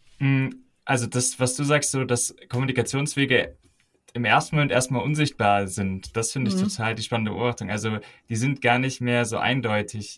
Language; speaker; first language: German; native; German